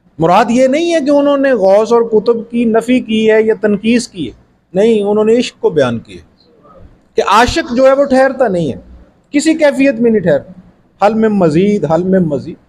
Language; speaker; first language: Urdu; non-native, local second language; Punjabi